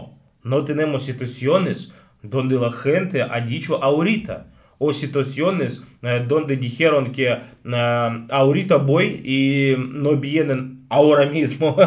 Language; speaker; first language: Spanish; non-native, fluent; Russian